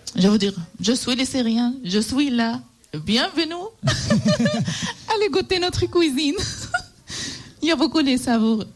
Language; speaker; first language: French; non-native, learner; Arabic